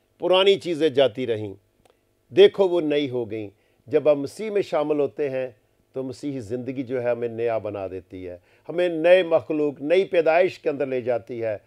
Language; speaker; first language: Urdu; non-native, local second language; Punjabi